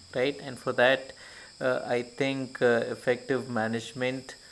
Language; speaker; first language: English; non-native, local second language; Malayalam